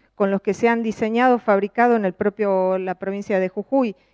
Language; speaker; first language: Spanish; native; Spanish